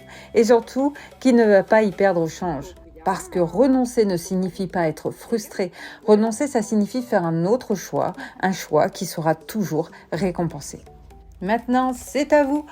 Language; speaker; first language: French; native; French